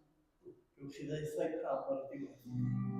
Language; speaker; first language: Welsh; native; Welsh